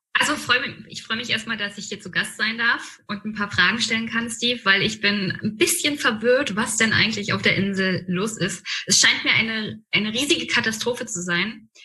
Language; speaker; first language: German; native; German